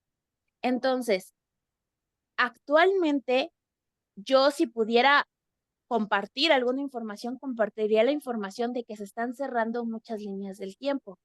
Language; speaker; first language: Spanish; native; Spanish